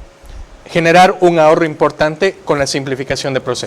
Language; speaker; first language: Spanish; native; Spanish